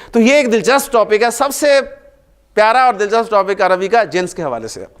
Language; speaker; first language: Urdu; native; Urdu